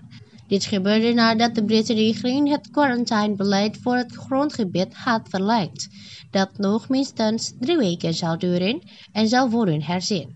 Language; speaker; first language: Dutch; non-native, fluent; Indonesian